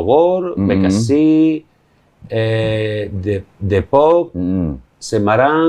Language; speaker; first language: Indonesian; non-native, learner; Spanish